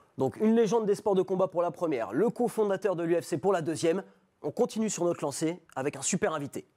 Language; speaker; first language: French; native; French